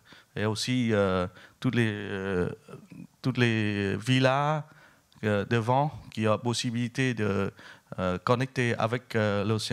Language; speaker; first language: French; non-native, fluent; Vietnamese